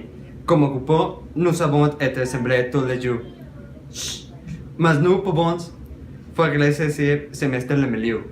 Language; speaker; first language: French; non-native, learner; Spanish